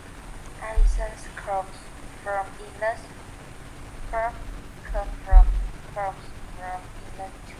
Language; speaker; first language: English; non-native, learner; Vietnamese